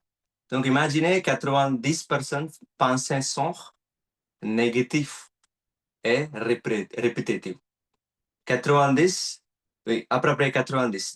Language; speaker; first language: French; non-native, learner; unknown